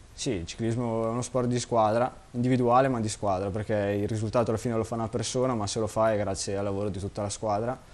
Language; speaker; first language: Italian; native; Italian